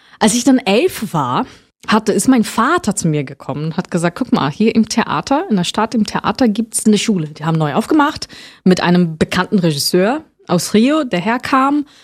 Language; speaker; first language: German; non-native, fluent; Portuguese